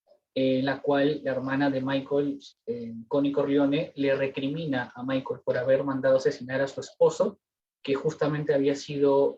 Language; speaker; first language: Spanish; native; Spanish